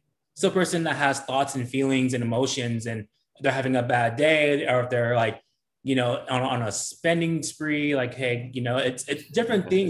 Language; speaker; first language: English; native; English